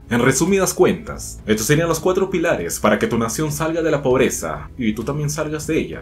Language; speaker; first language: Spanish; native; Spanish